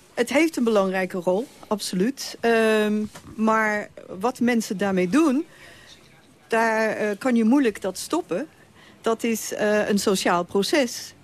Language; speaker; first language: Dutch; non-native, fluent; English